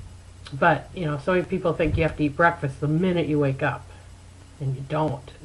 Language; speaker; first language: English; native; English